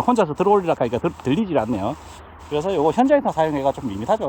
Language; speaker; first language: Korean; native; Korean